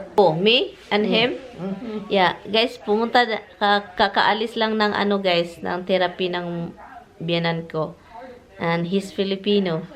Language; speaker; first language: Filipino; non-native, local second language; Cebuano